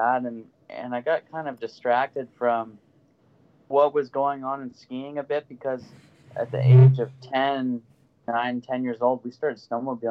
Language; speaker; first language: English; native; English